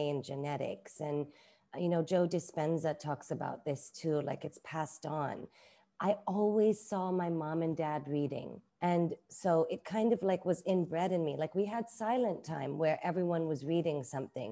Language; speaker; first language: English; native; English